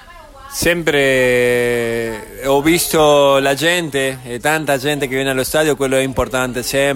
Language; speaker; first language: Italian; non-native, fluent; Spanish